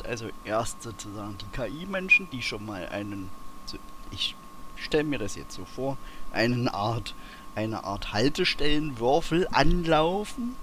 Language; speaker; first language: German; native; German